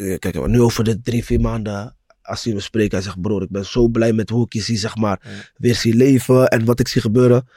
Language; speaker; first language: Dutch; native; Dutch